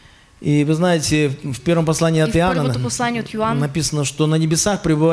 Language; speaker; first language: Russian; native; Russian